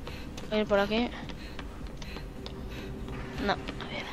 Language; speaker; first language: Spanish; native; Spanish